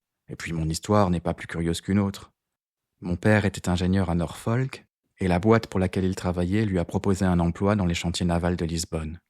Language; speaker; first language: French; native; French